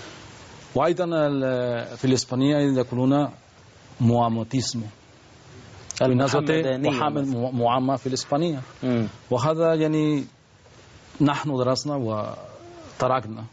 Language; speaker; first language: Arabic; non-native, learner; Spanish